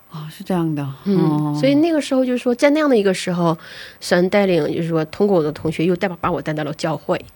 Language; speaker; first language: Chinese; native; Chinese